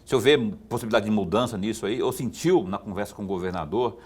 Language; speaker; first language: Portuguese; native; Portuguese